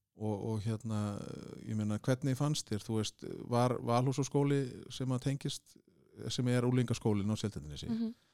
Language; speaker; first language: Icelandic; native; Icelandic